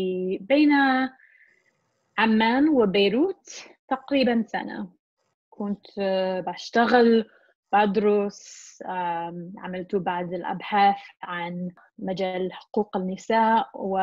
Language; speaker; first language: Arabic; non-native, fluent; English